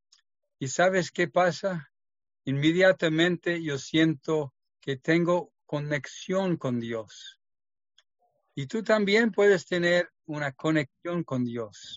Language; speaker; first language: Spanish; non-native, fluent; English